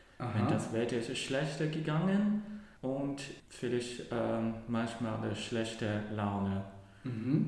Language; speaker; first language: German; non-native, learner; Cantonese